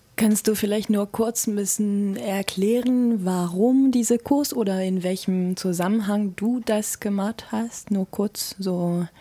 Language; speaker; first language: German; native; German